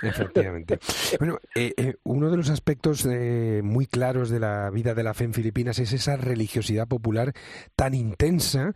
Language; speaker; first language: Spanish; native; Spanish